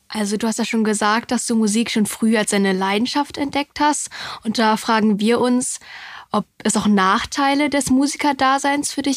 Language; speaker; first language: German; native; German